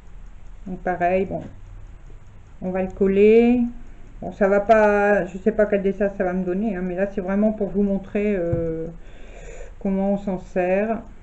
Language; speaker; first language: French; native; French